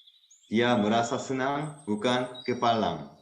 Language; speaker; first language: Indonesian; native; Indonesian